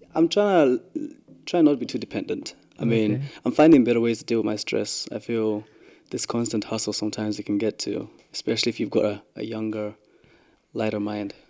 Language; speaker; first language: English; early bilingual, other home language; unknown